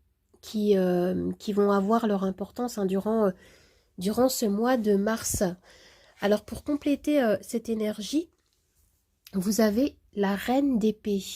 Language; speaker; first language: French; native; French